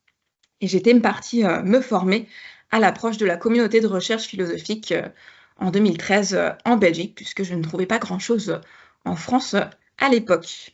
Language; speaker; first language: French; native; French